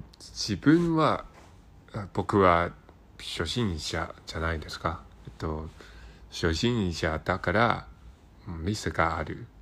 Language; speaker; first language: Japanese; non-native, learner; Cantonese